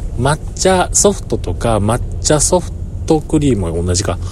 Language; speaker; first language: Japanese; native; Japanese